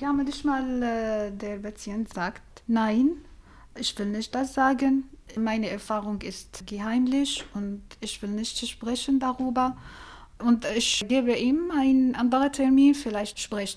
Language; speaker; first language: German; non-native, learner; Arabic